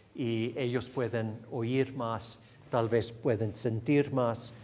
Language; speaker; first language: Spanish; non-native, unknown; English